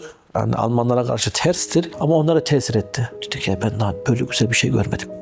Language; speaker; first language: Turkish; early bilingual, heritage; Turkish